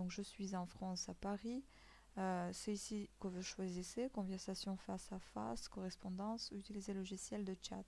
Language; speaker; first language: French; native; French